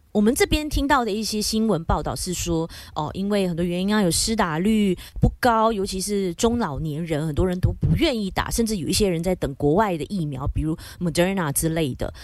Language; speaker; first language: Chinese; native; Chinese